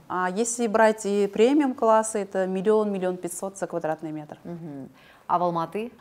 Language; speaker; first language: Russian; non-native, local second language; Kazakh